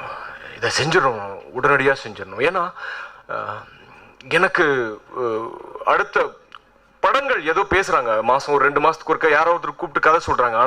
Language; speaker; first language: Tamil; native; Tamil